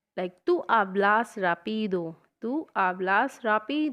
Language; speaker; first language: Spanish; non-native, learner; Hindi